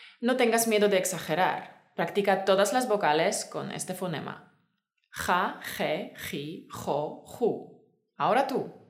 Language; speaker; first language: Spanish; native; Spanish